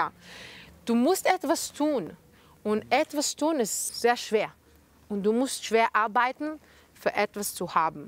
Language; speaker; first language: German; non-native, fluent; Hebrew